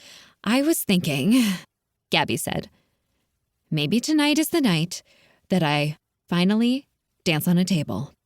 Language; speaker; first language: English; native; English